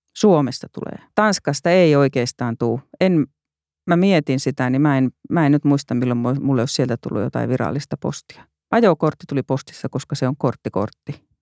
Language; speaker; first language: Finnish; native; Finnish